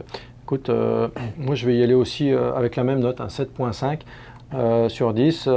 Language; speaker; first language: French; native; French